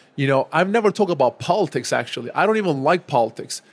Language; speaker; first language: English; non-native, fluent; Turkish